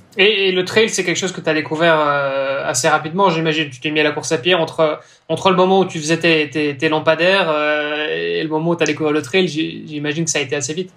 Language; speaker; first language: French; native; French